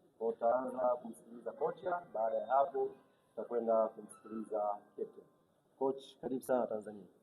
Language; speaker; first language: Swahili; native; Swahili